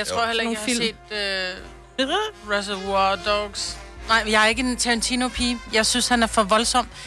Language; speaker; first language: Danish; native; Danish